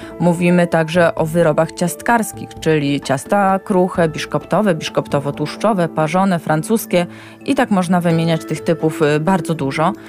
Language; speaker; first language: Polish; native; Polish